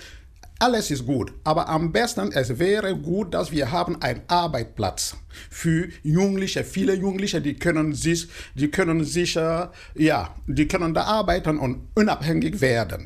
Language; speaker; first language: German; non-native, fluent; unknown